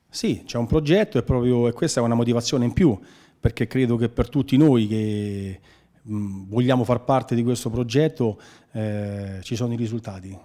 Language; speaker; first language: Italian; native; Italian